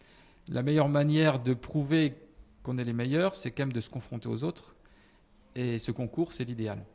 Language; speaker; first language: French; native; French